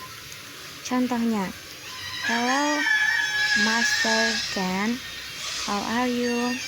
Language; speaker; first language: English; non-native, learner; Indonesian